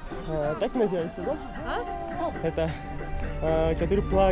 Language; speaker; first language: Russian; non-native, learner; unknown